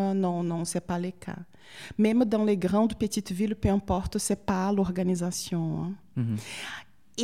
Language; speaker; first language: French; non-native, fluent; Portuguese